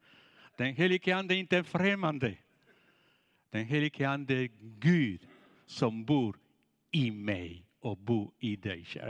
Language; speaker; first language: Swedish; non-native, fluent; Spanish